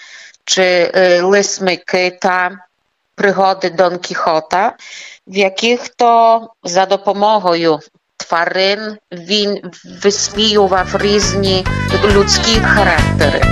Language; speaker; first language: Ukrainian; early bilingual, heritage; Ukrainian